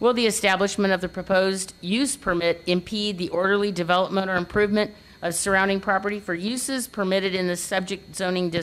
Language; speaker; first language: English; native; English